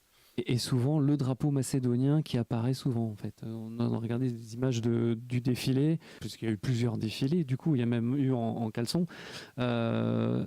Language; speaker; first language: French; native; French